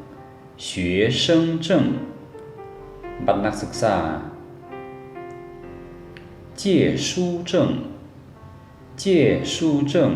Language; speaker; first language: Chinese; non-native, fluent; Lao